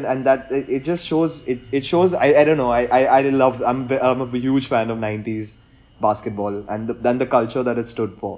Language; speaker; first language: English; non-native, local second language; Hindi